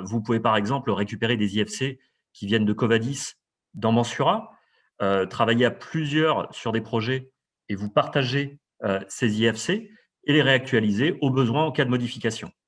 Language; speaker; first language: French; native; French